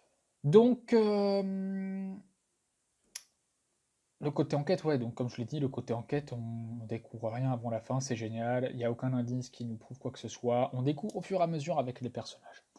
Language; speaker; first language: French; native; French